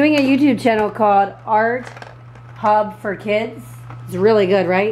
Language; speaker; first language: English; native; English